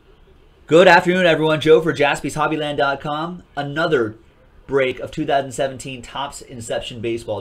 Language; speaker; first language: English; native; English